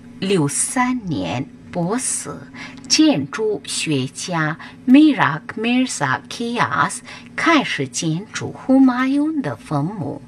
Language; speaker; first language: Chinese; non-native, fluent; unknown